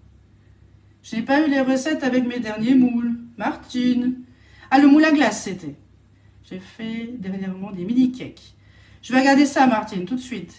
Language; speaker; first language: French; native; French